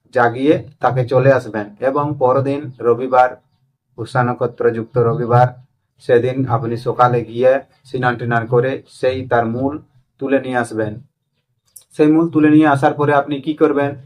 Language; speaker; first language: Bangla; non-native, local second language; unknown